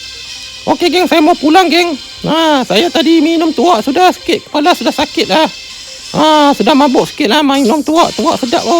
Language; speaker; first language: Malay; non-native, local second language; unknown